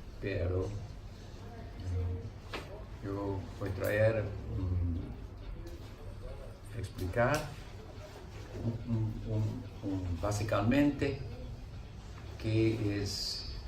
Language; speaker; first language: Spanish; non-native, learner; English